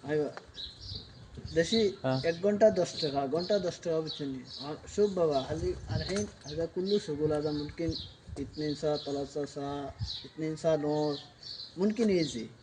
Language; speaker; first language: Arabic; non-native, learner; Bangla